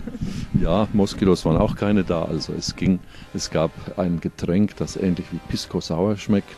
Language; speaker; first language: German; native; German